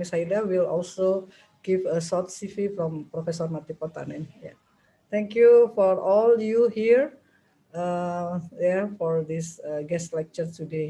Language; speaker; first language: English; non-native, local second language; Indonesian